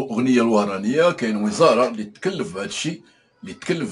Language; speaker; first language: Arabic; native; Arabic